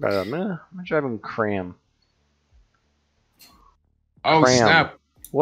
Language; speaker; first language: English; native; English